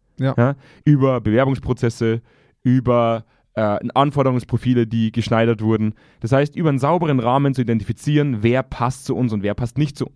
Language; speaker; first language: German; native; German